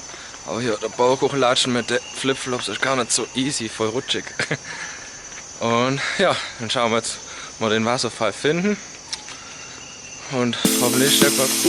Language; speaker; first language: German; native; German